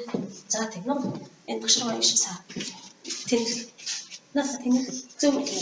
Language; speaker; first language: Mongolian; native; Mongolian